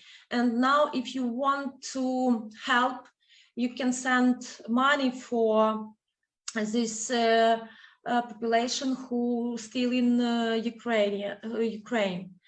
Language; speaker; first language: English; non-native, fluent; Ukrainian